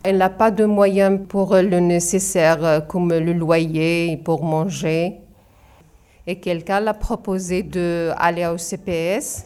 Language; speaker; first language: French; non-native, learner; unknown